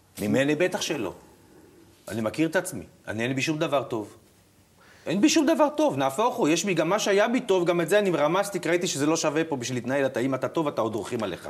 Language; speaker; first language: Hebrew; native; Hebrew